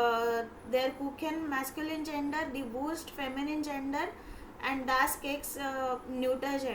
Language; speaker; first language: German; non-native, fluent; Hindi